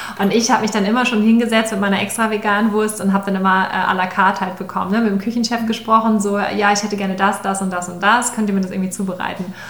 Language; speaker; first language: German; native; German